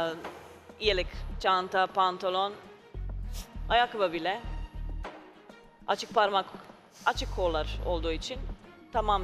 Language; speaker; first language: Turkish; non-native, fluent; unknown